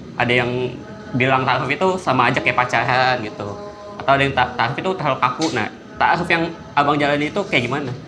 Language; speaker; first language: Indonesian; native; Indonesian